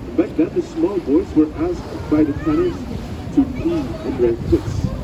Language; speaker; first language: English; non-native, fluent; Dutch